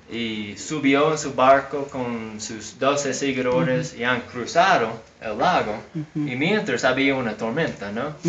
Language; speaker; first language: Spanish; non-native, fluent; English